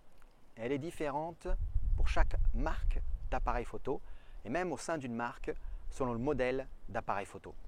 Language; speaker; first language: French; native; French